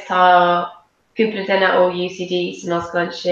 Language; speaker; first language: Irish; non-native, local second language; English